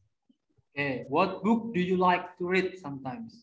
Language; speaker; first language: English; non-native, learner; Indonesian